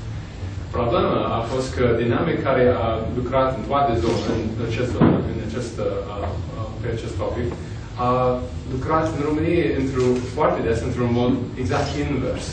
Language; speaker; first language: Romanian; non-native, fluent; English